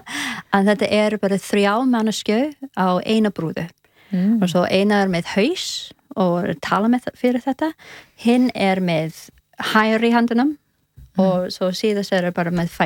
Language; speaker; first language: Icelandic; non-native, learner; English